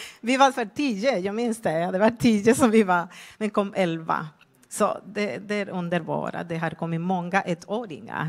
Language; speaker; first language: Swedish; non-native, fluent; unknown